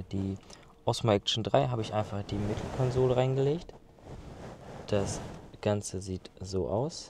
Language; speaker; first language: German; native; German